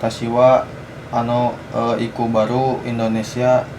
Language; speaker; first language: Japanese; non-native, learner; Indonesian